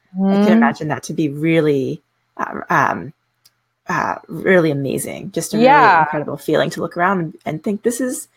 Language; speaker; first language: English; native; English